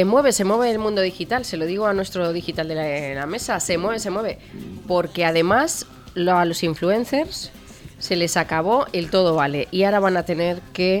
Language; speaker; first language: Spanish; native; Spanish